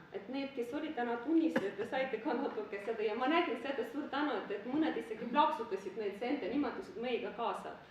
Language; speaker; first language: Estonian; non-native, local second language; Russian